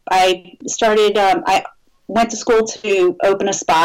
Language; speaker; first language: English; native; English